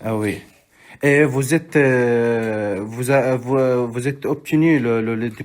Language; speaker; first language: French; non-native, learner; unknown